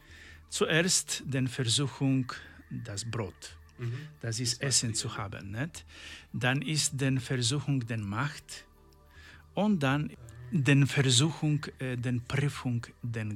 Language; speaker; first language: German; non-native, learner; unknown